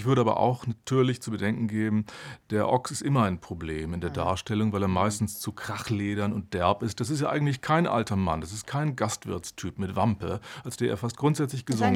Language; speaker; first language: German; native; German